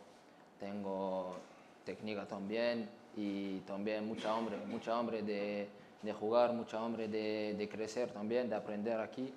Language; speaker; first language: Spanish; non-native, learner; French